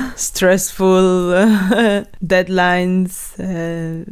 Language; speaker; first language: English; non-native, fluent; Spanish